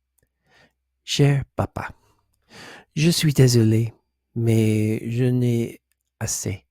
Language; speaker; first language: French; non-native, learner; English